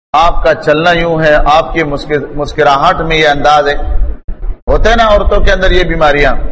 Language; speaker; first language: Urdu; non-native, local second language; Pashto